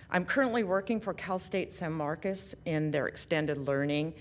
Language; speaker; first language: English; native; English